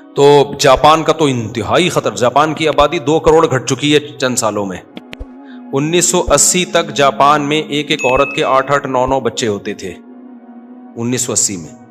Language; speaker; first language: Urdu; native; Urdu